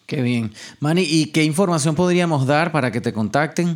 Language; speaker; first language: Spanish; native; Spanish